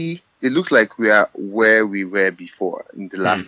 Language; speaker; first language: English; non-native, local second language; Yoruba